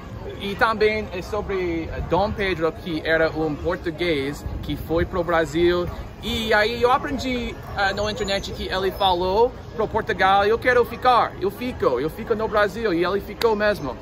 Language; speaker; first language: Portuguese; non-native, fluent; English